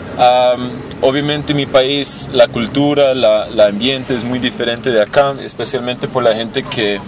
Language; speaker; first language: Spanish; non-native, learner; English